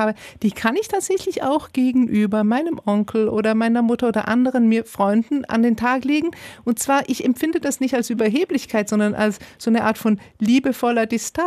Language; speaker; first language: German; native; German